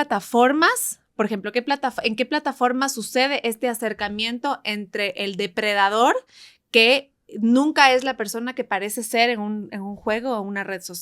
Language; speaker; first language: Spanish; native; Spanish